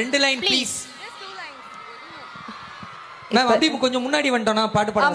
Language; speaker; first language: Tamil; native; Tamil